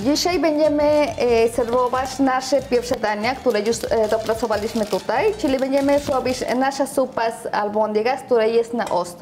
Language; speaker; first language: Polish; non-native, learner; Spanish